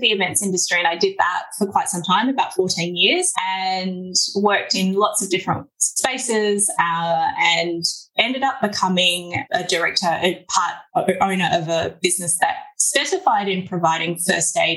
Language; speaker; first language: English; native; English